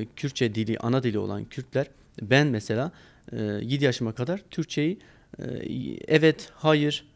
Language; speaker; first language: Turkish; non-native, local second language; Kurdish